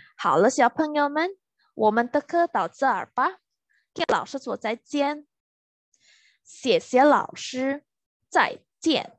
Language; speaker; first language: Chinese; non-native, fluent; Indonesian